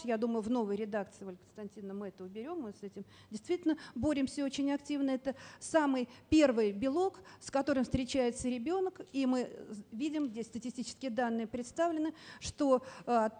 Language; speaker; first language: Russian; native; Russian